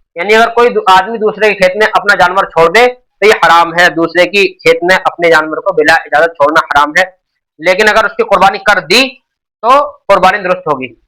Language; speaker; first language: Urdu; native; Urdu